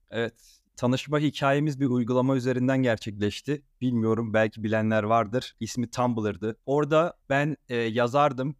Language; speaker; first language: Turkish; native; Turkish